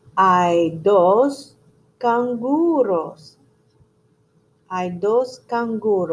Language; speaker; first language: Spanish; non-native, fluent; English